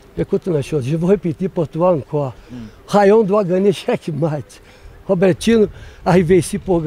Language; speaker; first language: French; non-native, learner; Portuguese